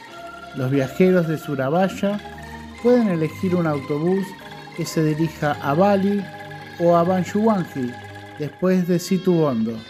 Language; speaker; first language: Spanish; non-native, fluent; Indonesian